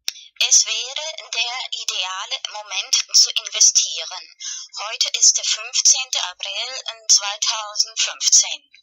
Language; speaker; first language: German; non-native, learner; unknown